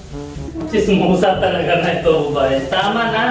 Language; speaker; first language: Filipino; non-native, learner; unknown